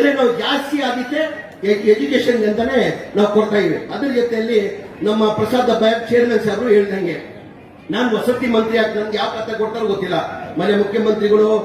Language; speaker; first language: Kannada; non-native, local second language; Urdu